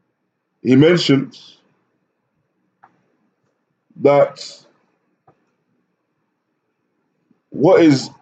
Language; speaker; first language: English; native; English